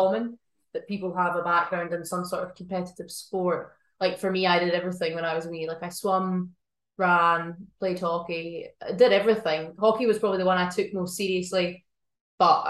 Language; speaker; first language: English; native; English